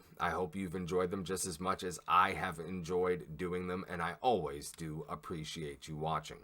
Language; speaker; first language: English; native; English